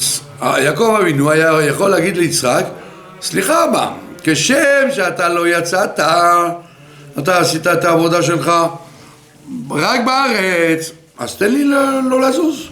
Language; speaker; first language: Hebrew; non-native, fluent; French